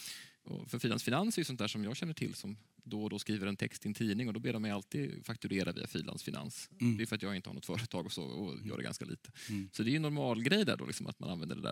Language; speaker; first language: Swedish; native; Swedish